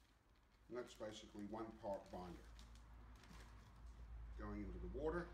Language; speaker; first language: English; native; English